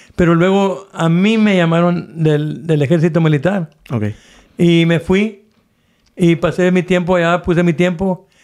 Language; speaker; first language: Spanish; native; Spanish